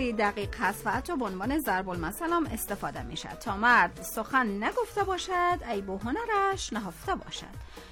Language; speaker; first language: Persian; native; Persian